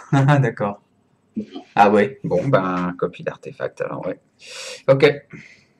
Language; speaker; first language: French; native; French